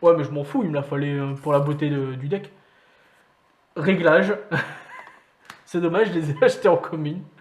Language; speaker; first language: French; native; French